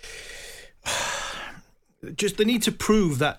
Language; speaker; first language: English; native; English